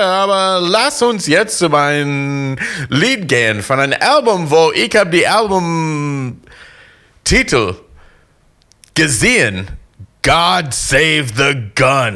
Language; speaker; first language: German; non-native, learner; English